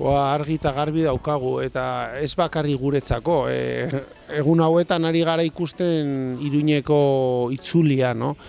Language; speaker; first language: Basque; non-native, local second language; Spanish